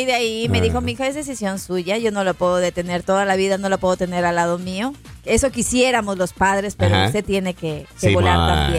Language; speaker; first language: Spanish; native; Spanish